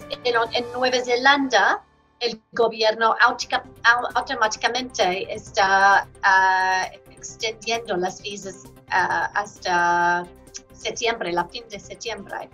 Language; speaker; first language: Spanish; non-native, fluent; English